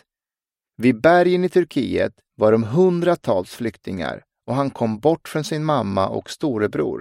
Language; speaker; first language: Swedish; early bilingual, other home language; Persian